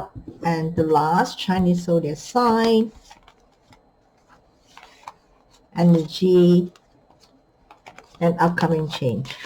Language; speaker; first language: English; non-native, fluent; Chinese